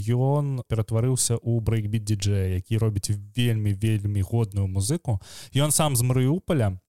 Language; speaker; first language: Belarusian; non-native, local second language; Russian